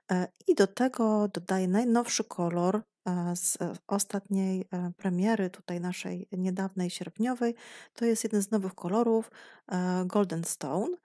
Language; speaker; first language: Polish; native; Polish